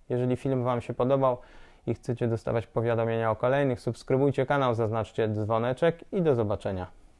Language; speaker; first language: Polish; native; Polish